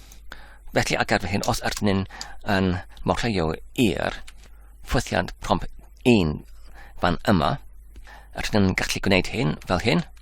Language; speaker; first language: Welsh; non-native, learner; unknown